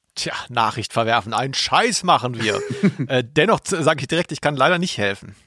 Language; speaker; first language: German; native; German